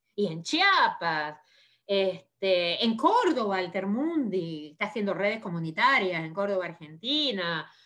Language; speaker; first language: Spanish; native; Spanish